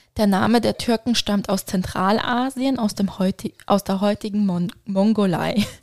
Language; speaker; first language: German; non-native, fluent; Turkish